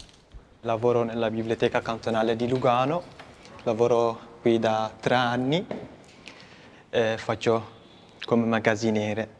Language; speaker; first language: Italian; non-native, fluent; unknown